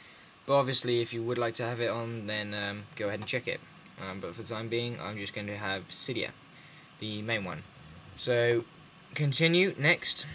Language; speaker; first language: English; native; English